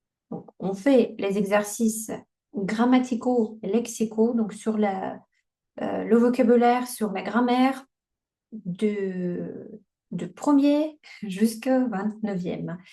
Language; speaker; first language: French; non-native, fluent; Russian